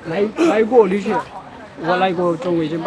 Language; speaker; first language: Chinese; non-native, fluent; Amharic